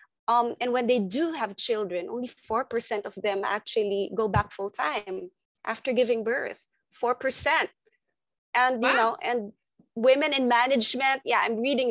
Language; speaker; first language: English; non-native, local second language; Filipino